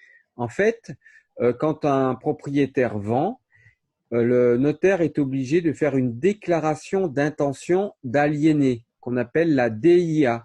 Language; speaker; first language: French; native; French